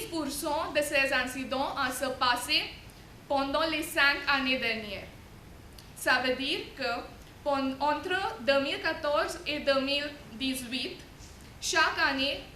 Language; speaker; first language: French; non-native, fluent; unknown